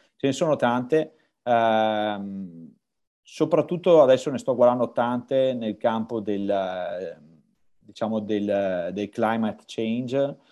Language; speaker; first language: Italian; native; Italian